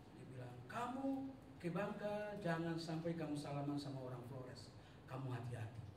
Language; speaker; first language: Indonesian; non-native, local second language; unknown